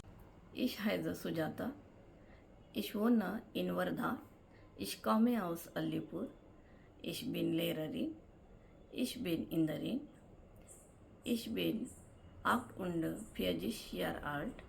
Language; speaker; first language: German; non-native, learner; Marathi